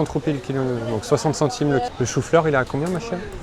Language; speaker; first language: French; native; French